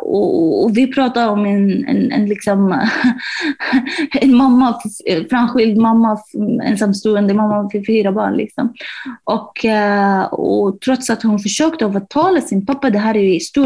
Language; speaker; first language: Swedish; non-native, fluent; Arabic